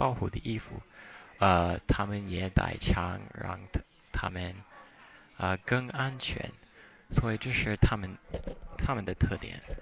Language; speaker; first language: Chinese; non-native, fluent; English